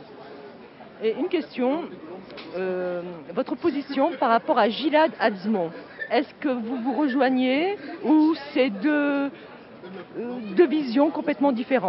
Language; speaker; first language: French; native; French